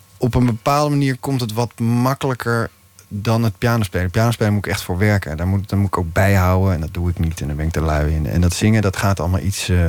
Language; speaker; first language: Dutch; native; Dutch